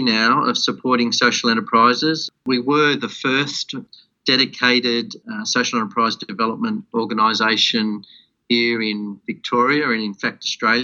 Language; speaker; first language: English; native; English